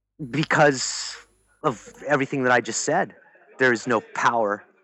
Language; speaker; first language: English; early bilingual, other home language; German